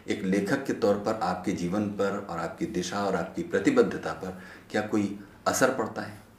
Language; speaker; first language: Hindi; native; Hindi